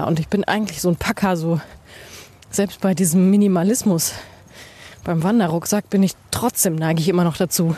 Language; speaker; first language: German; native; German